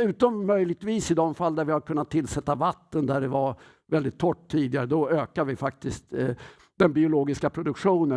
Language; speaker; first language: Swedish; native; Swedish